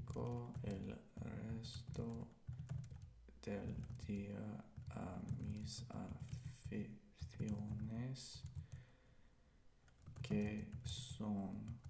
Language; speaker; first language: Spanish; non-native, learner; English